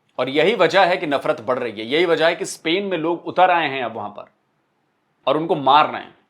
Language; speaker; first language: Hindi; native; Hindi